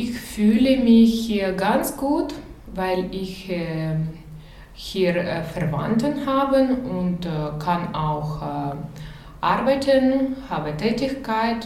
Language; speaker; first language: German; non-native, learner; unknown